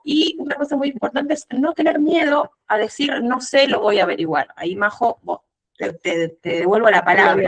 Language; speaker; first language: Spanish; native; Spanish